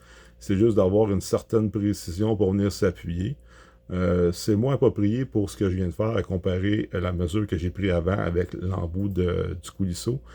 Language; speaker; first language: French; native; French